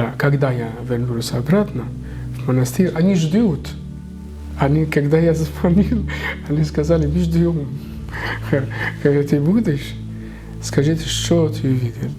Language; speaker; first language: Russian; non-native, learner; Arabic